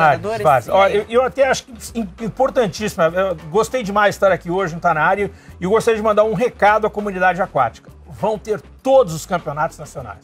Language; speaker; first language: Portuguese; native; Portuguese